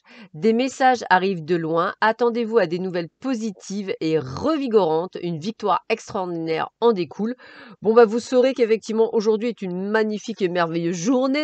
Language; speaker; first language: French; native; French